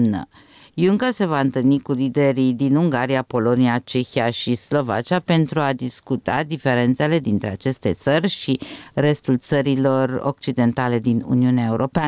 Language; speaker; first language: Romanian; native; Romanian